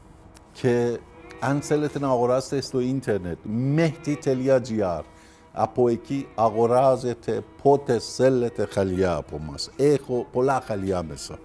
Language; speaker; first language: Greek; non-native, learner; Persian